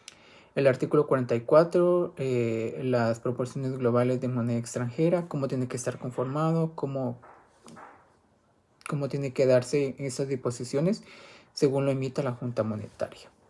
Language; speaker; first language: Spanish; native; Spanish